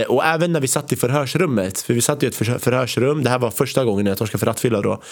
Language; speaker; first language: Swedish; early bilingual, other home language; Arabic